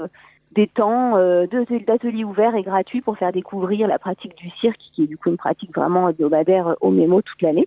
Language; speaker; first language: French; native; French